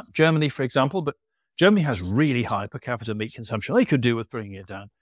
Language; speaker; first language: English; native; English